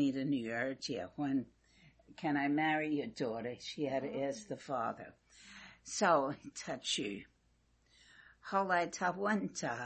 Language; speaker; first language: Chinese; non-native, fluent; English